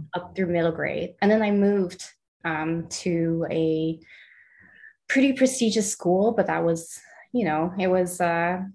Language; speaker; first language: English; early bilingual, other home language; Chinese